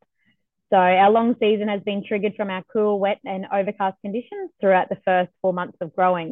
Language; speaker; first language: English; native; English